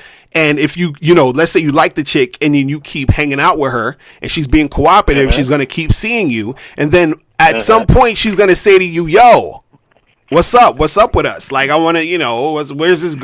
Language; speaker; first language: English; native; English